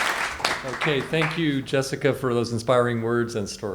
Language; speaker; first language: English; native; English